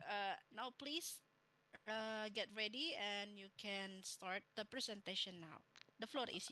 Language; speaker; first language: English; non-native, fluent; Indonesian